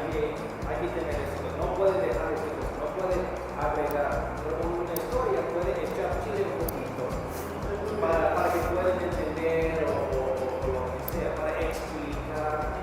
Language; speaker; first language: Spanish; non-native, fluent; English